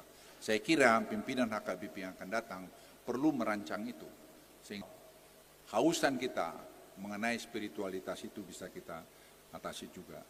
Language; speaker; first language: Indonesian; native; Indonesian